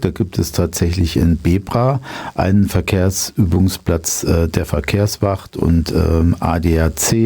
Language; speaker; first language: German; native; German